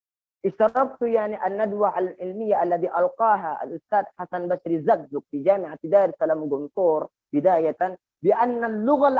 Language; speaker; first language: Arabic; non-native, fluent; Indonesian